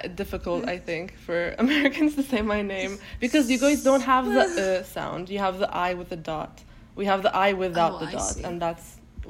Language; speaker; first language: English; non-native, fluent; Turkish